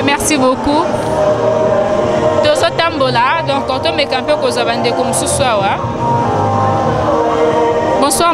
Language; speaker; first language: French; non-native, local second language; Lingala